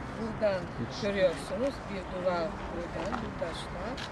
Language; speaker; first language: Turkish; non-native, fluent; Italian